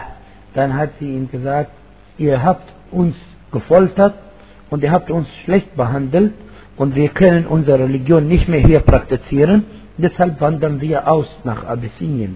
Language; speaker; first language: German; non-native, fluent; Arabic